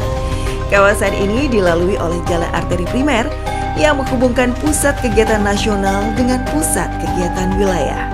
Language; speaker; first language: Indonesian; native; Indonesian